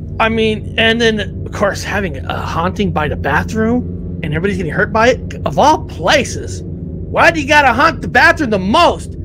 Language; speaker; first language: English; native; English